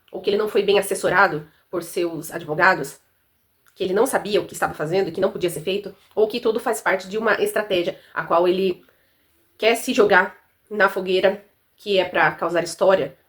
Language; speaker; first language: Portuguese; native; Portuguese